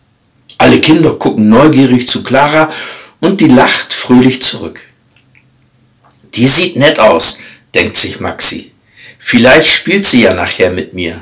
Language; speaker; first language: German; native; German